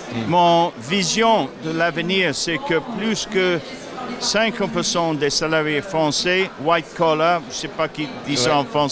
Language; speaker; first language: French; non-native, fluent; English